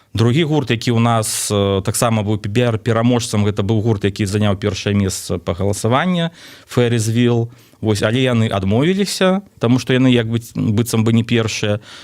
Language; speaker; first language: Belarusian; non-native, local second language; Russian